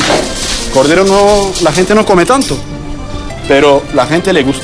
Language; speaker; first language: Spanish; non-native, learner; Turkish